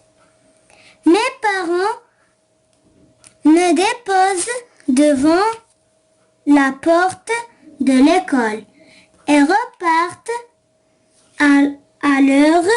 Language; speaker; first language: French; non-native, local second language; Arabic